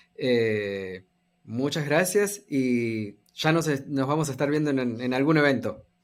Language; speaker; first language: Spanish; native; Spanish